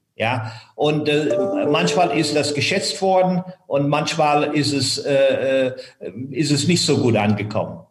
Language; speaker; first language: German; non-native, fluent; English